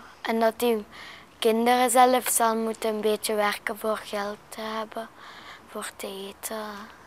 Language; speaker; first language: Dutch; non-native, local second language; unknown